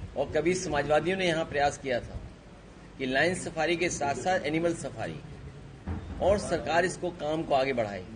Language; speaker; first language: Hindi; native; Hindi